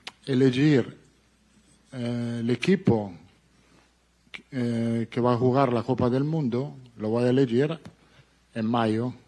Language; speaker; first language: Portuguese; non-native, fluent; Italian